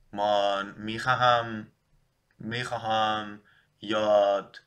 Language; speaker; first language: Persian; non-native, learner; Dutch